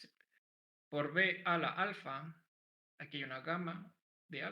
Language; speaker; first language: Spanish; native; Spanish